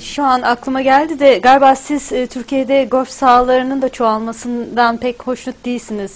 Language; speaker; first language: Turkish; native; Turkish